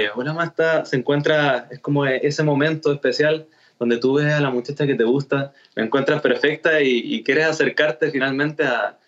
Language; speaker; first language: Spanish; native; Spanish